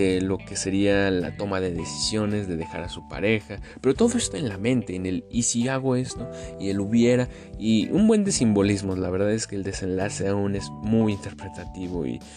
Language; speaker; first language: Spanish; native; Spanish